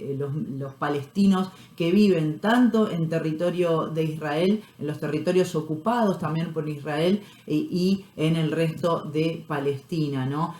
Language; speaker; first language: Spanish; native; Spanish